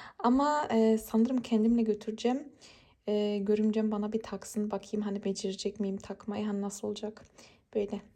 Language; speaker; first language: Turkish; early bilingual, heritage; Turkish